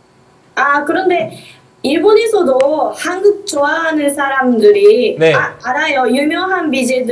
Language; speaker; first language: Korean; non-native, fluent; Japanese